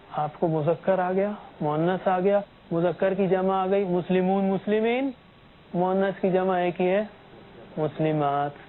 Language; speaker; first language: Urdu; native; Urdu